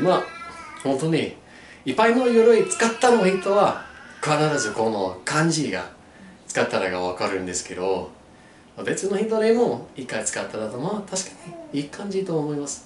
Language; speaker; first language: Japanese; non-native, learner; English